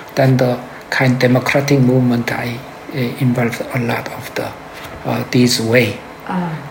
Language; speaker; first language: English; early bilingual, other home language; Korean